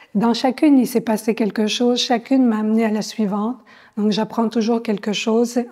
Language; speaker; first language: French; native; French